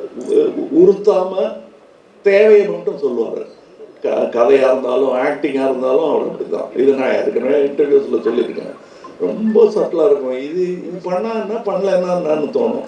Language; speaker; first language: Tamil; native; Tamil